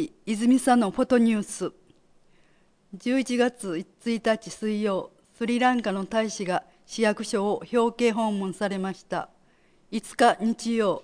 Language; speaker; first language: Japanese; native; Japanese